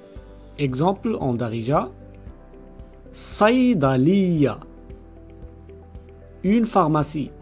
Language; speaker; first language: French; non-native, local second language; Arabic